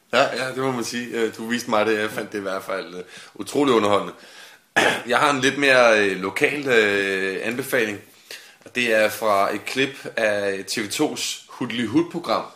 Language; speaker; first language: Danish; native; Danish